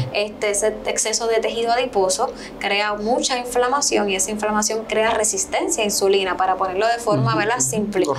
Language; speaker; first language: Spanish; native; Spanish